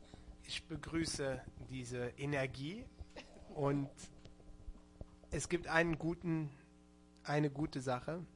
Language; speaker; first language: German; non-native, local second language; Luxembourgish